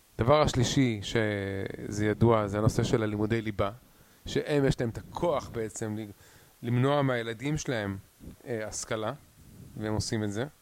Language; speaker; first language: Hebrew; native; Hebrew